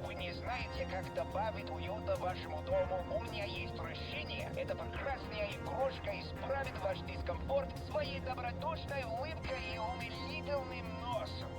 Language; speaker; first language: Russian; non-native, learner; English